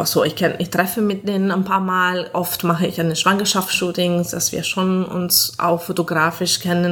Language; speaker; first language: German; non-native, fluent; Italian